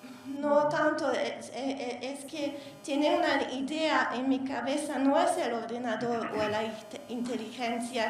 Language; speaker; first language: Spanish; non-native, learner; Hungarian